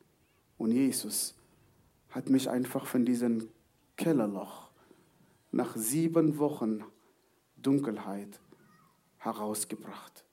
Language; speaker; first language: German; non-native, fluent; Arabic